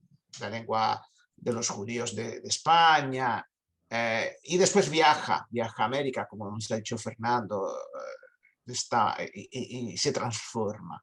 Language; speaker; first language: Spanish; non-native, fluent; Italian